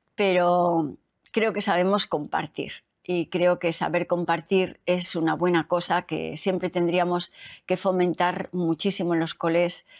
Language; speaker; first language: Spanish; native; Spanish